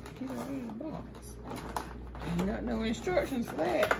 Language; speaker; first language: English; native; English